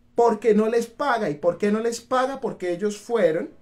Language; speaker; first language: Spanish; native; Spanish